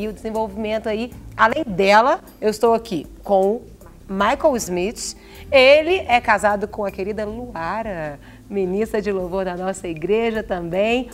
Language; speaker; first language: Portuguese; native; Portuguese